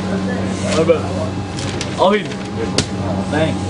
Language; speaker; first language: English; native; English